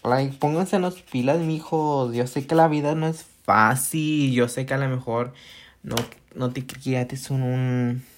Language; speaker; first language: Spanish; early bilingual, heritage; Spanish